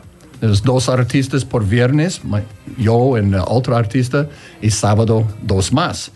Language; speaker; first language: Spanish; non-native, learner; English